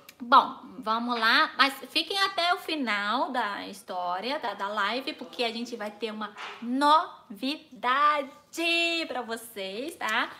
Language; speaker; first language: Portuguese; non-native, fluent; Chinese